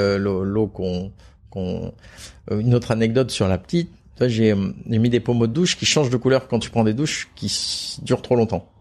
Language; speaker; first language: French; native; French